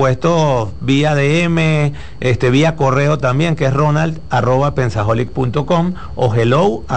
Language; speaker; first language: Spanish; native; Spanish